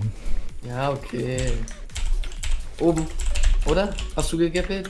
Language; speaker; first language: German; native; German